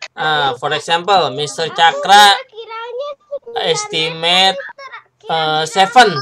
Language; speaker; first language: English; non-native, learner; Indonesian